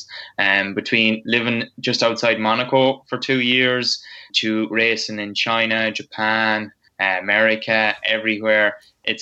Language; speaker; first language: English; native; English